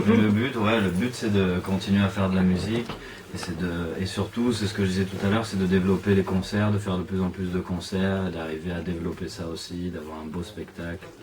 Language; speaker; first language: French; native; French